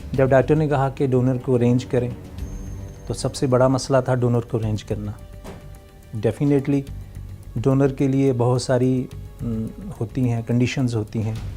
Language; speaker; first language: Urdu; non-native, local second language; Punjabi